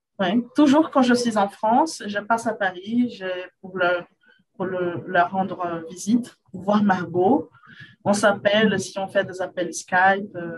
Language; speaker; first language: French; non-native, fluent; Portuguese